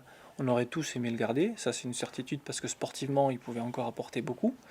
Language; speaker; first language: French; native; French